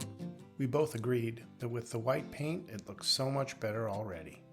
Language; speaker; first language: English; native; English